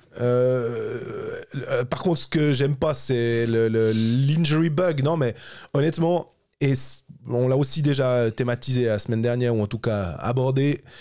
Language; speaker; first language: French; native; French